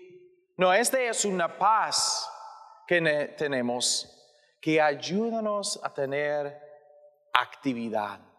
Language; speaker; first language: Spanish; non-native, learner; English